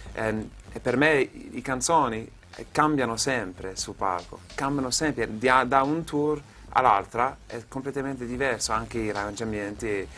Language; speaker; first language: Italian; non-native, fluent; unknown